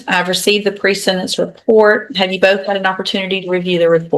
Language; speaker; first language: English; native; English